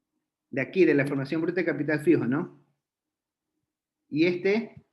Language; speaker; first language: Spanish; native; Spanish